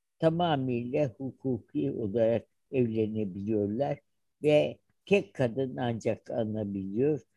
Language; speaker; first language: Turkish; native; Turkish